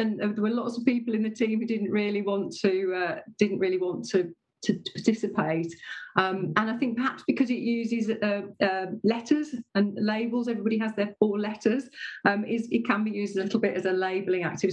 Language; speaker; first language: English; native; English